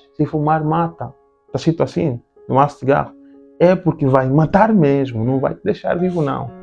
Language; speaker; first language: Portuguese; native; Portuguese